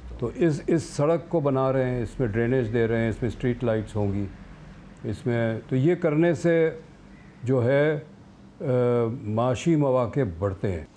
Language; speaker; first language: Urdu; native; Urdu